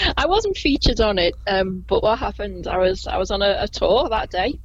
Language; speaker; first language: English; native; English